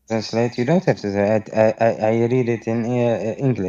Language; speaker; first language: English; non-native, fluent; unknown